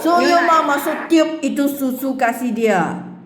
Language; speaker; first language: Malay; non-native, local second language; Chinese